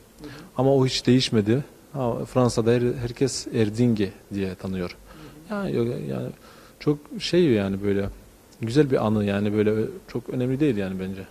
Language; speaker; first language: Turkish; early bilingual, heritage; Turkish